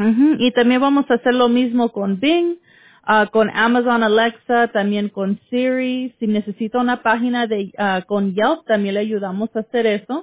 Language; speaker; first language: Spanish; early bilingual, heritage; Spanish